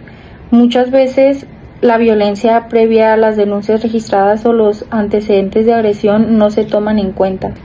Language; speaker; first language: Spanish; native; Spanish